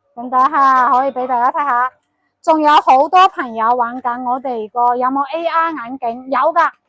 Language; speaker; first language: Cantonese; non-native, local second language; Chinese